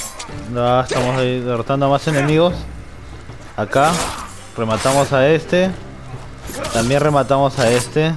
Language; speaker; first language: Spanish; native; Spanish